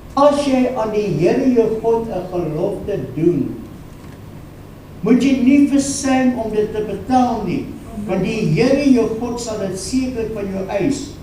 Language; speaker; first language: Afrikaans; non-native, local second language; English